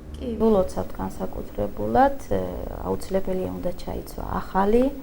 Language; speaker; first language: Georgian; non-native, local second language; Azerbaijani